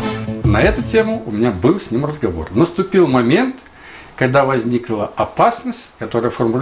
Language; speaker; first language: Russian; native; Russian